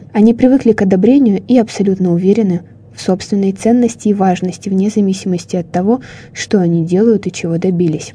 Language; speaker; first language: Russian; native; Russian